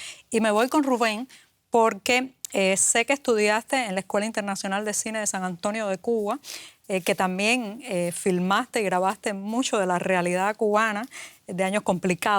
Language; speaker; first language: Spanish; native; Spanish